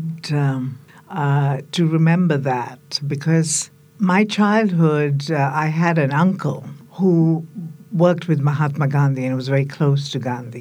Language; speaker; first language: English; non-native, local second language; Tamil